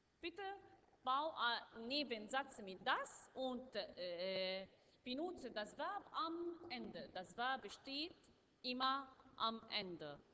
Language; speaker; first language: German; non-native, learner; Arabic